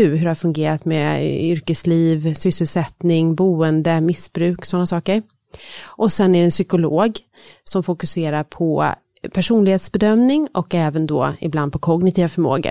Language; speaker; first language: Swedish; native; Swedish